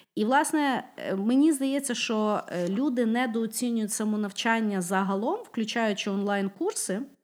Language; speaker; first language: Ukrainian; non-native, local second language; Russian